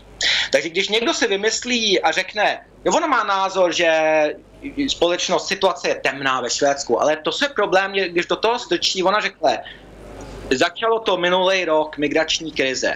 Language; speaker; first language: Czech; early bilingual, heritage; Czech